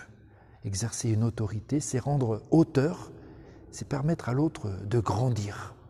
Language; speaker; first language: French; native; French